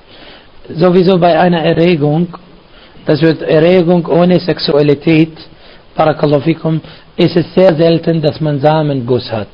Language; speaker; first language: German; non-native, fluent; Arabic